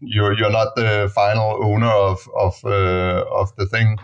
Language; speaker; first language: English; non-native, fluent; Danish